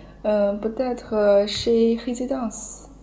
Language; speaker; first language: French; non-native, learner; Chinese